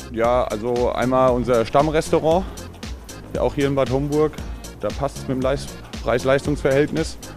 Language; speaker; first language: German; native; German